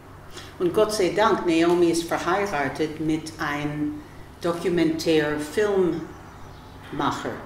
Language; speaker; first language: German; non-native, fluent; English